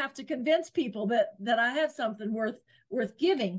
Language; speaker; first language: English; native; English